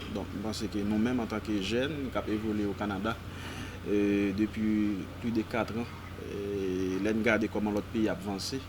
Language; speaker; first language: Haitian Creole; native; Haitian Creole